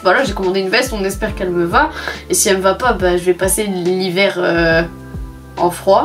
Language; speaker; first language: French; native; French